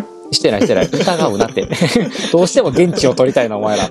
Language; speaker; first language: Japanese; native; Japanese